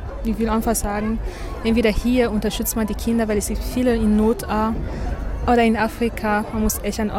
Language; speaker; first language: German; non-native, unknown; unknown